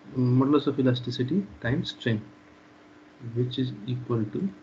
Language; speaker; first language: English; non-native, local second language; Nepali